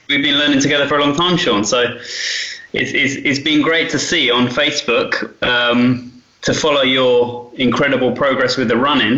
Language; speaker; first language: English; native; English